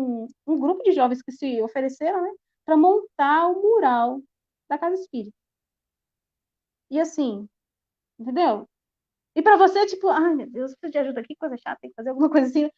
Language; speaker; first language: Portuguese; native; Portuguese